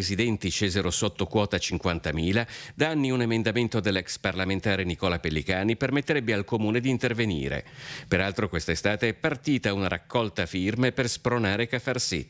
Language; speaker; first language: Italian; native; Italian